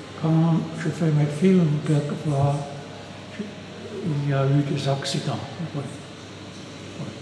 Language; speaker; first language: French; non-native, local second language; German